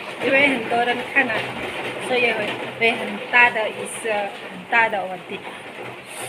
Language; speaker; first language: Chinese; non-native, learner; Indonesian